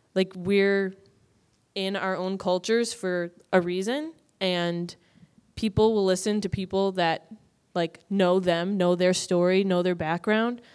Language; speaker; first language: English; native; English